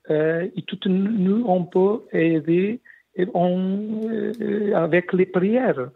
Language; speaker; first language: French; non-native, learner; Portuguese